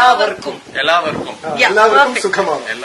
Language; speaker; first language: Malayalam; non-native, learner; Telugu